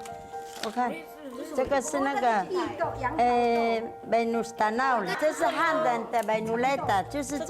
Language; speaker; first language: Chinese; non-native, local second language; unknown